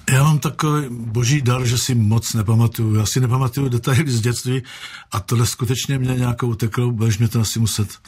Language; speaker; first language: Czech; native; Czech